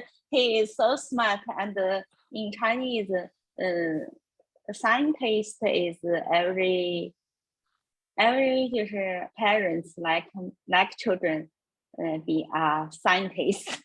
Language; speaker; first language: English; non-native, learner; Chinese